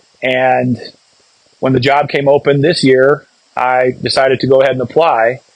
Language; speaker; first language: English; native; English